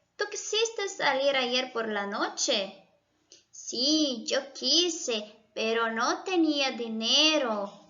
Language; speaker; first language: Spanish; non-native, fluent; Portuguese